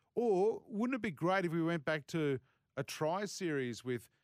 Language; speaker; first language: English; native; English